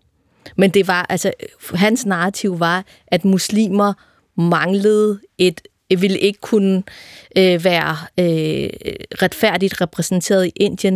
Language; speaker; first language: Danish; native; Danish